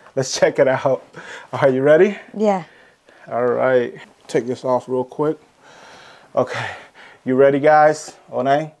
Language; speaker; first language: English; native; English